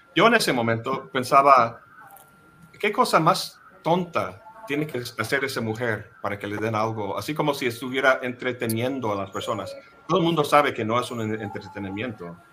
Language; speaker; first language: Spanish; non-native, fluent; English